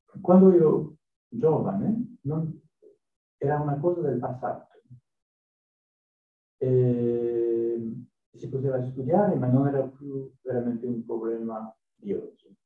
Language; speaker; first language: Italian; non-native, learner; French